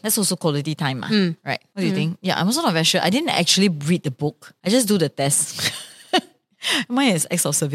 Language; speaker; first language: English; non-native, local second language; Chinese